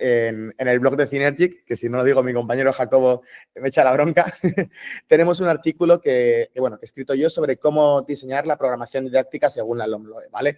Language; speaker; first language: Spanish; native; Spanish